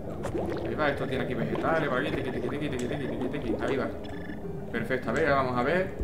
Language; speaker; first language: Spanish; native; Spanish